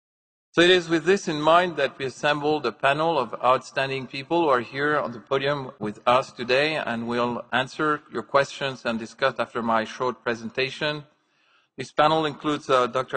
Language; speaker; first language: English; non-native, fluent; French